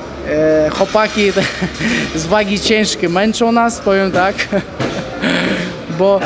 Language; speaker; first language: Polish; non-native, fluent; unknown